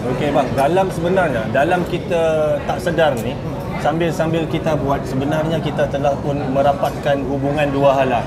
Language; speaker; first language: Malay; native; Malay